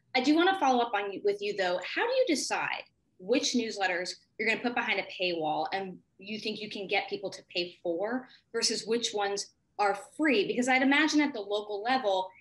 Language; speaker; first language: English; native; English